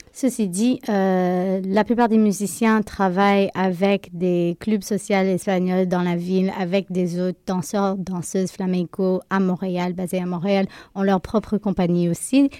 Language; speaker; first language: French; native; French